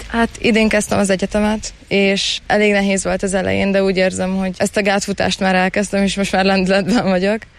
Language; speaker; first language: Hungarian; early bilingual, heritage; Hungarian